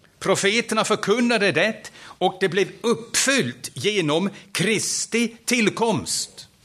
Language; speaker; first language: Swedish; non-native, fluent; German